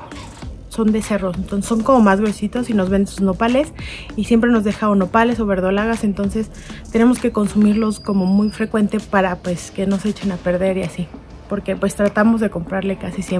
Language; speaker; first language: Spanish; native; Spanish